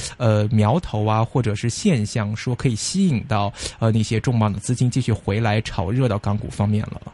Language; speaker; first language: Chinese; non-native, local second language; Cantonese